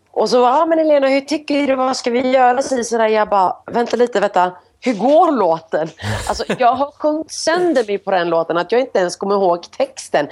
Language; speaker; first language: Swedish; early bilingual, other home language; Greek